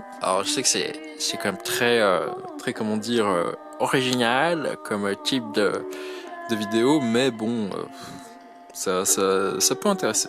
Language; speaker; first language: French; native; French